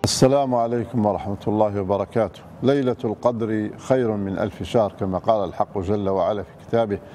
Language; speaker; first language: Arabic; native; Arabic